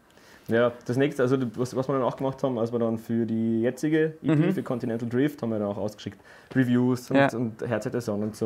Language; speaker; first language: German; native; German